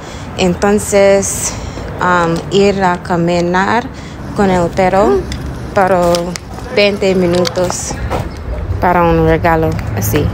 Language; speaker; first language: Spanish; non-native, learner; English